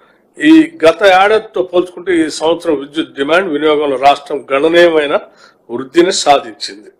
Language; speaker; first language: Telugu; native; Telugu